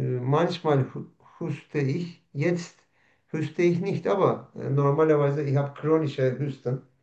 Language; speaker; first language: German; non-native, learner; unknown